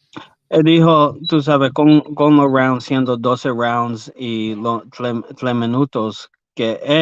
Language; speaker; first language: Spanish; early bilingual, heritage; English